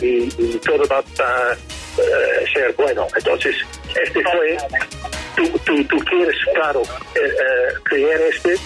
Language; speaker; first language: Spanish; non-native, learner; Dutch